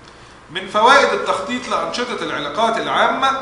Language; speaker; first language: Arabic; native; Arabic